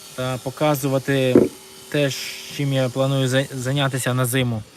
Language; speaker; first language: Ukrainian; native; Ukrainian